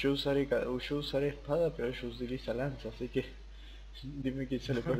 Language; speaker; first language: Spanish; native; Spanish